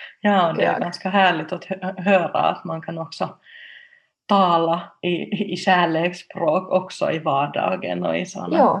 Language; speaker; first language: Swedish; non-native, local second language; Finnish